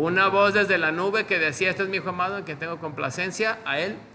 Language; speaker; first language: Spanish; native; Spanish